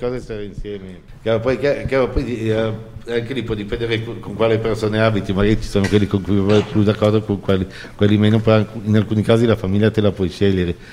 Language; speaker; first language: Italian; native; Italian